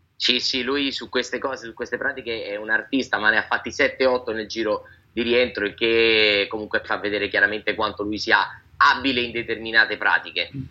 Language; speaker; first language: Italian; native; Italian